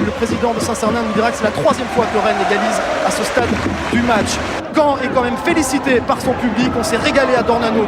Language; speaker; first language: French; native; French